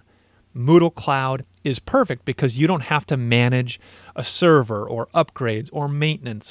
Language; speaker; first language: English; native; English